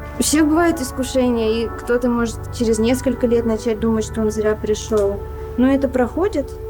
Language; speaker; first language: Russian; native; Russian